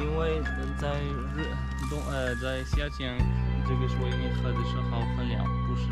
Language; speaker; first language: Chinese; non-native, learner; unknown